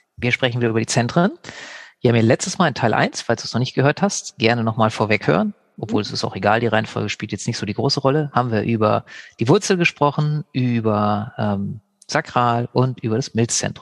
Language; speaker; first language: German; native; German